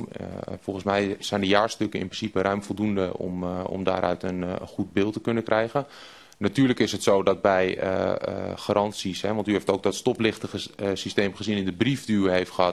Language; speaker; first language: Dutch; native; Dutch